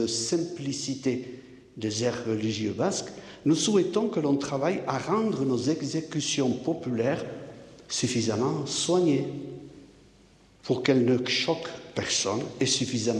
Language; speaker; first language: French; native; French